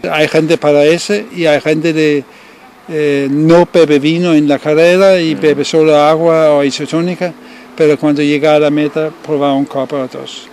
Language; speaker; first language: Spanish; non-native, learner; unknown